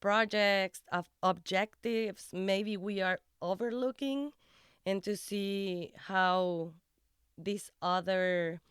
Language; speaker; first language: English; non-native, fluent; Spanish